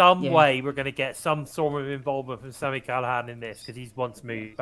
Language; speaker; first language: English; native; English